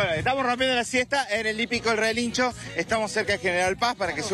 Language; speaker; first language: Spanish; native; Spanish